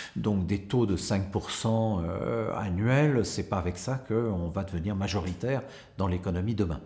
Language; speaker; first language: French; native; French